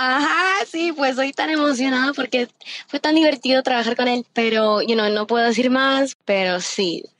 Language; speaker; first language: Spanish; early bilingual, heritage; Spanish